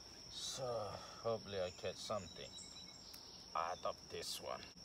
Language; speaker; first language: English; non-native, learner; Indonesian